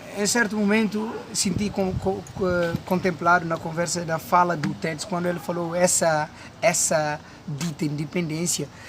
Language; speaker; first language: Portuguese; non-native, local second language; Upper Guinea Crioulo